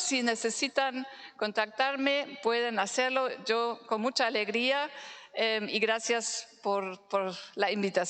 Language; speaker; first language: Spanish; non-native, fluent; German